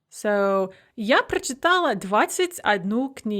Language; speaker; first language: Russian; non-native, fluent; English